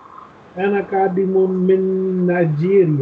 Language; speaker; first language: Arabic; non-native, learner; English